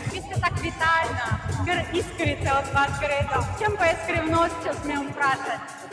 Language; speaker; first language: Slovenian; non-native, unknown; Ukrainian